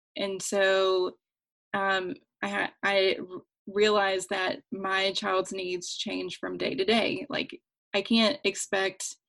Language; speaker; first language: English; native; English